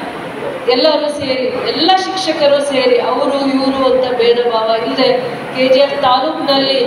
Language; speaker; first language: Kannada; native; Kannada